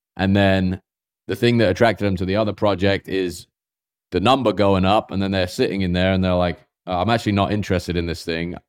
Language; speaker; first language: English; native; English